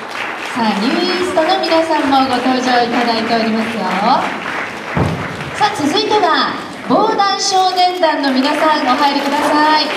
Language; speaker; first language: Japanese; native; Japanese